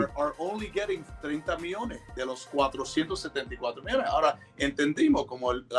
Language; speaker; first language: Spanish; early bilingual, heritage; Spanish